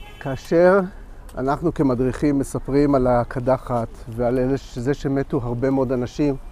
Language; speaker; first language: Hebrew; native; Hebrew